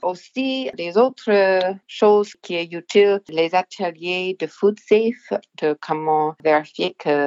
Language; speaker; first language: French; non-native, local second language; English